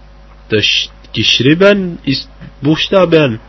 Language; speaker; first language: German; non-native, learner; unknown